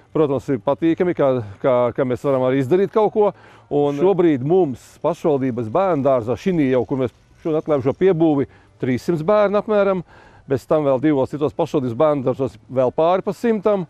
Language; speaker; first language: Latvian; native; Latvian